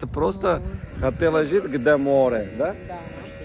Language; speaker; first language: Russian; non-native, learner; Turkish